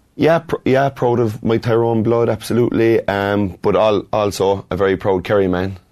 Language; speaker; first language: English; native; English